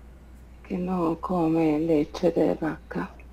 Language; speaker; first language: Spanish; non-native, fluent; Italian